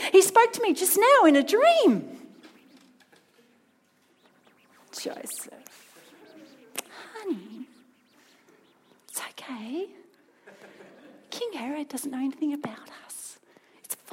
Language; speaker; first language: English; native; English